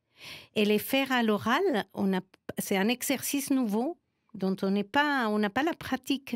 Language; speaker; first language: French; non-native, fluent; Spanish